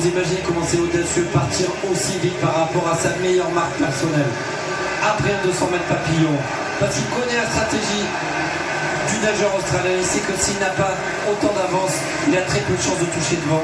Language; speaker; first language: French; native; French